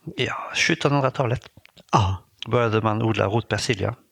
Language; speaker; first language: Swedish; non-native, fluent; French